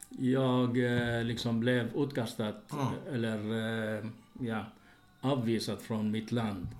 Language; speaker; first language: Swedish; non-native, fluent; Arabic